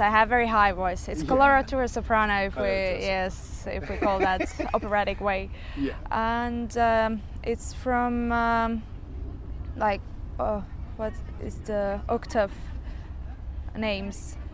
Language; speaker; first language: English; non-native, fluent; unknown